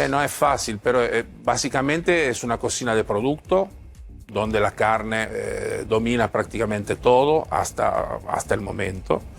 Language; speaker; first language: Spanish; non-native, fluent; Italian